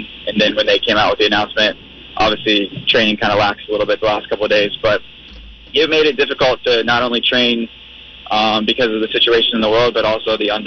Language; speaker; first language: English; native; English